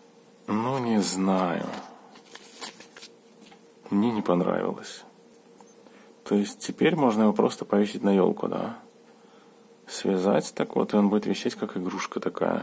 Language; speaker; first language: Russian; native; Russian